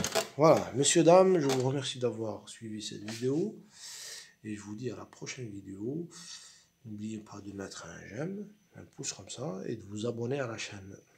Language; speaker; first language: French; non-native, local second language; Arabic